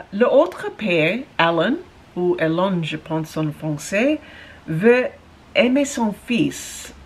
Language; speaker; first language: French; non-native, learner; English